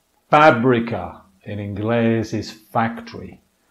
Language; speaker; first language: Spanish; non-native, fluent; English